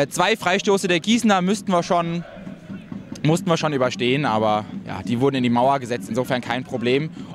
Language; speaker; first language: German; native; German